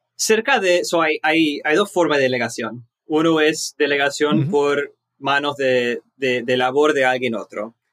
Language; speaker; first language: Spanish; early bilingual, heritage; Spanish